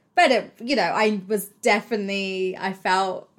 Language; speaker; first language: English; native; English